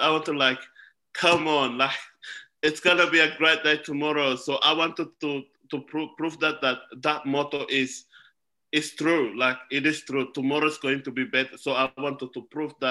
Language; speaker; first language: English; non-native, fluent; Indonesian